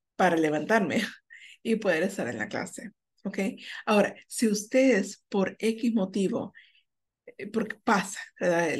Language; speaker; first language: Spanish; non-native, fluent; English